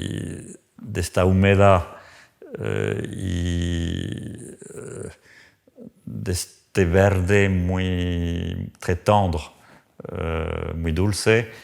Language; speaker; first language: Spanish; non-native, fluent; French